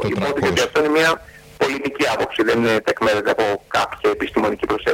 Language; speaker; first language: Greek; native; Greek